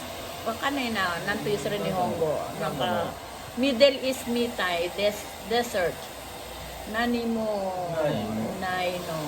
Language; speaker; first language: Japanese; non-native, learner; Filipino